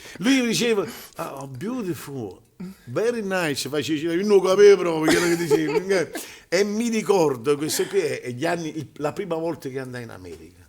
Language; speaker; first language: Italian; native; Italian